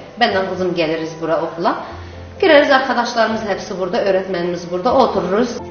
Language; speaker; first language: Turkish; non-native, learner; Arabic